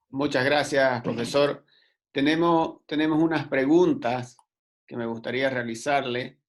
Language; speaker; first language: Spanish; native; Spanish